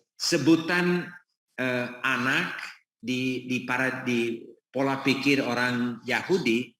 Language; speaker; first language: Indonesian; non-native, fluent; English